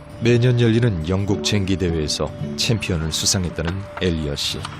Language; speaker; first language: Korean; native; Korean